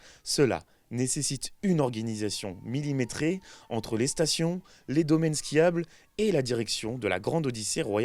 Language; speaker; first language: French; native; French